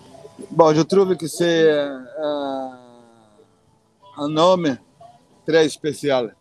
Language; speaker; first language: French; non-native, fluent; Portuguese